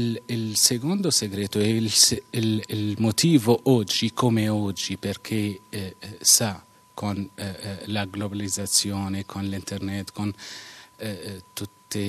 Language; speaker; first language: Italian; non-native, fluent; Arabic